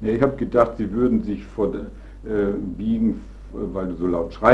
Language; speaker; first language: German; native; German